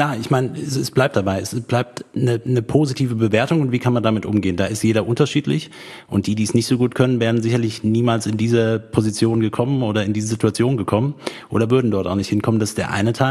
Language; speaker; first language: German; native; German